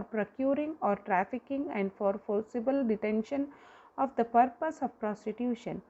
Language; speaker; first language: English; non-native, local second language; Kannada